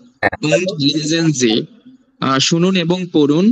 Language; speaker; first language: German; non-native, learner; Bangla